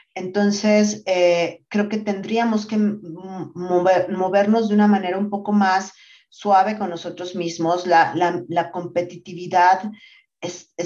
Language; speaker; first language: Spanish; native; Spanish